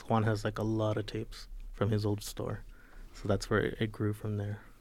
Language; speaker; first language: English; early bilingual, other home language; Spanish